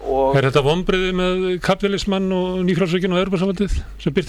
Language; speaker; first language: Icelandic; native; Icelandic